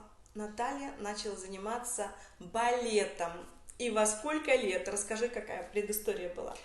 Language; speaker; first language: Russian; native; Russian